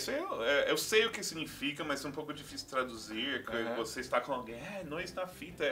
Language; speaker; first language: Portuguese; non-native, fluent; English